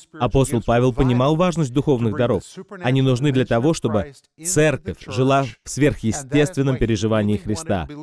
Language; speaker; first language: Russian; non-native, fluent; English